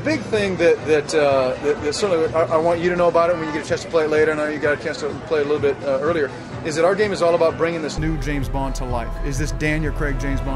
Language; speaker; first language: English; native; English